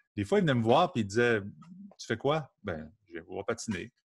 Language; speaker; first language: French; native; French